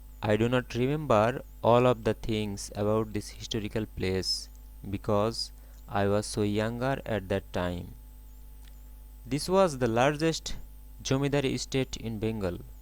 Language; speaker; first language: English; non-native, local second language; Bangla